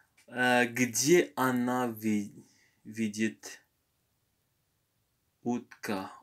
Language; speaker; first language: Russian; non-native, learner; Morisyen